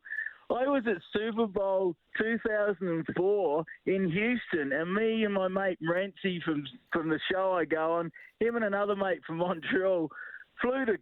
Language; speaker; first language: English; native; English